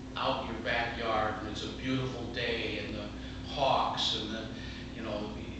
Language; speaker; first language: English; native; English